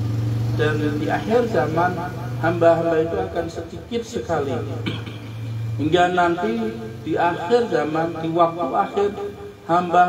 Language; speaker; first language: Indonesian; native; Indonesian